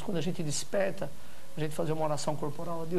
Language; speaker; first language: Portuguese; native; Portuguese